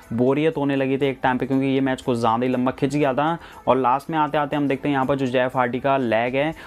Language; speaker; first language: Hindi; native; Hindi